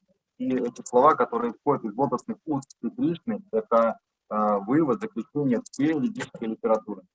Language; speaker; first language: Russian; native; Russian